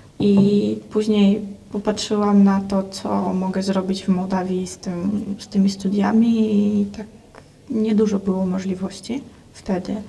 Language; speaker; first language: Polish; non-native, fluent; Russian